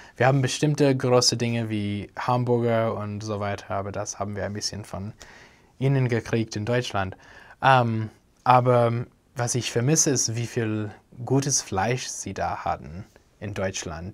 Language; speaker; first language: German; non-native, fluent; English